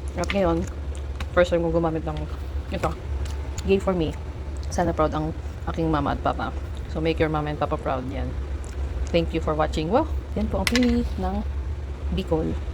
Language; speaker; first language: Filipino; non-native, local second language; Bikol